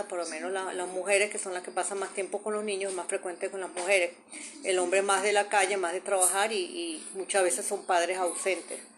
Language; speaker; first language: Spanish; native; Spanish